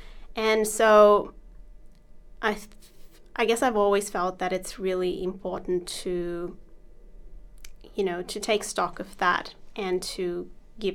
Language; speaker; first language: English; native; English